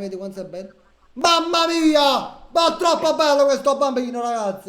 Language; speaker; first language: Italian; native; Italian